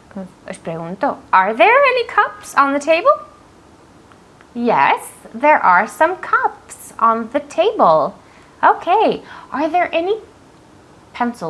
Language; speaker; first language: English; non-native, fluent; Spanish